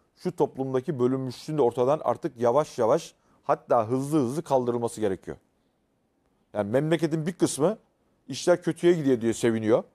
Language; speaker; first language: Turkish; native; Turkish